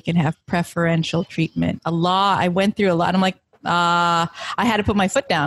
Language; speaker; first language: English; native; English